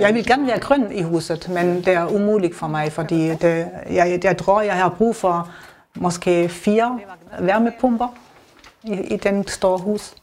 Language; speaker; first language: Danish; non-native, learner; German